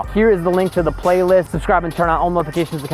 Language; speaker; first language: English; native; English